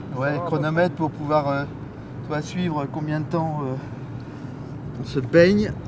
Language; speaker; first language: French; native; French